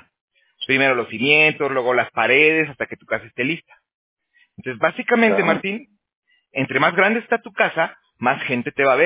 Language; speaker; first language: Spanish; native; Spanish